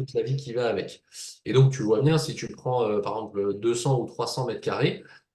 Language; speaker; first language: French; native; French